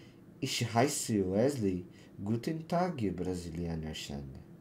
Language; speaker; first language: German; non-native, learner; Portuguese